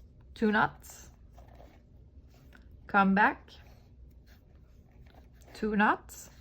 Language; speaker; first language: English; non-native, fluent; French